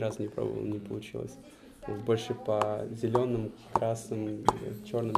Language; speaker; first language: Russian; native; Russian